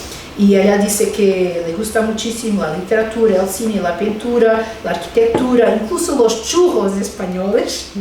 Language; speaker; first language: Spanish; non-native, fluent; Portuguese